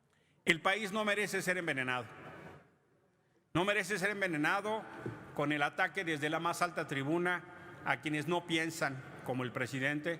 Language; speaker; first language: Spanish; native; Spanish